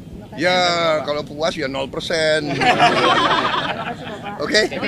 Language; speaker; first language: Indonesian; native; Indonesian